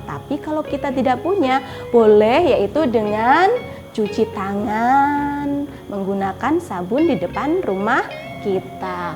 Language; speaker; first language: Indonesian; native; Indonesian